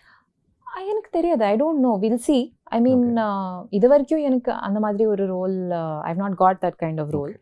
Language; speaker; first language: Tamil; non-native, local second language; Kannada